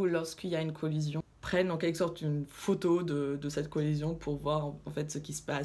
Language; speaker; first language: French; early bilingual, other home language; Russian